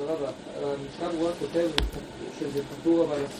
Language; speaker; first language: Hebrew; non-native, fluent; English